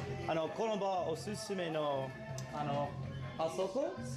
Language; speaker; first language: Japanese; non-native, learner; English